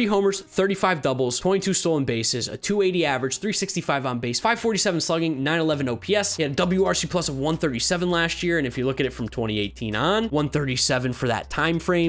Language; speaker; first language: English; native; English